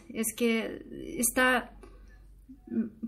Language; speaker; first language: Spanish; non-native, learner; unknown